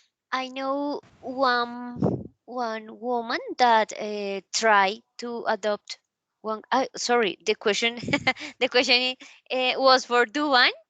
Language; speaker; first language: English; non-native, learner; Spanish